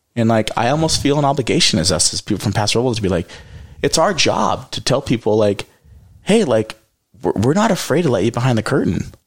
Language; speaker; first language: English; native; English